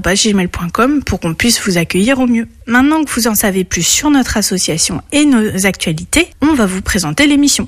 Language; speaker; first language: French; native; French